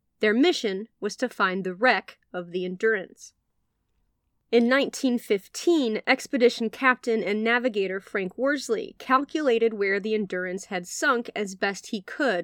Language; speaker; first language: English; native; English